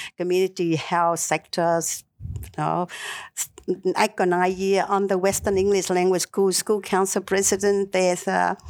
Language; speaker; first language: English; non-native, learner; Vietnamese